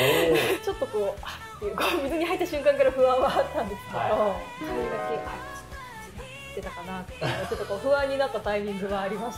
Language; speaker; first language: Japanese; native; Japanese